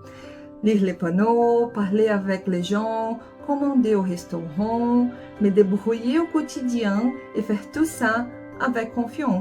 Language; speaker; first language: French; non-native, learner; Portuguese